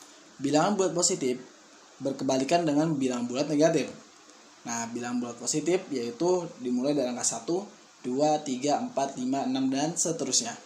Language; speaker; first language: Indonesian; native; Indonesian